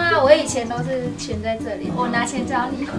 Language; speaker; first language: Chinese; non-native, fluent; Vietnamese